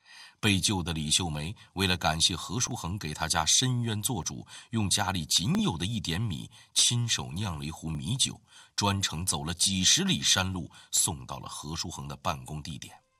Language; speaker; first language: Chinese; native; Chinese